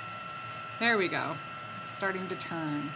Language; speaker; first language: English; native; English